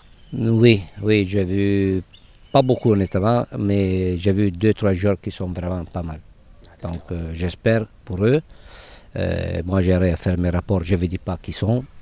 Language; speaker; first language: French; non-native, fluent; Italian